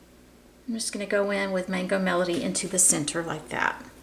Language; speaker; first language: English; native; English